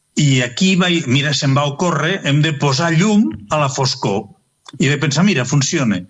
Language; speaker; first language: Catalan; native; Catalan